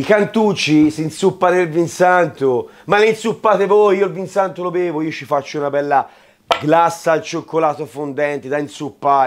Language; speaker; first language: Italian; native; Italian